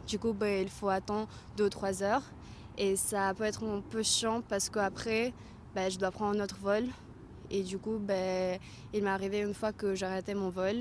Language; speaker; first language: French; non-native, fluent; Russian